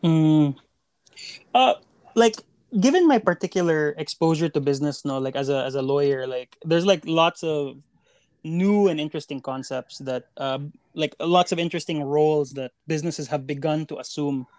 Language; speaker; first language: English; non-native, local second language; Cebuano